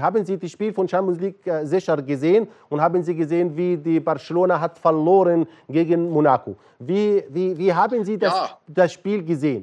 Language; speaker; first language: German; non-native, learner; Arabic